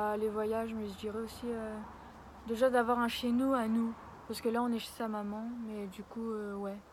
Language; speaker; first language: French; early bilingual, other home language; Spanish